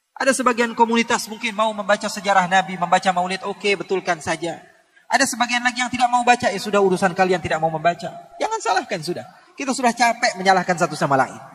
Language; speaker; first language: Indonesian; native; Indonesian